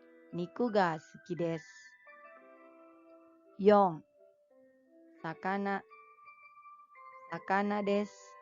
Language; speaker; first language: Japanese; non-native, fluent; Indonesian